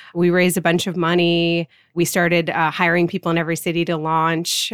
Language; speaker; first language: English; native; English